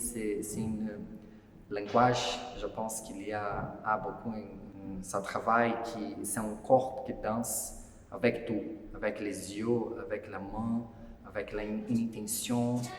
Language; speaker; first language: French; non-native, fluent; Portuguese